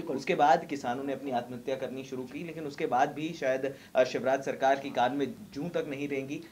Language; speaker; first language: Hindi; native; Hindi